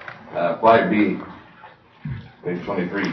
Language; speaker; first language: English; native; English